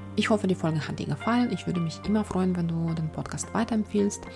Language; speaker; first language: German; non-native, fluent; Ukrainian